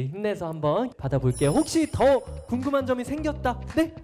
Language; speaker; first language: Korean; native; Korean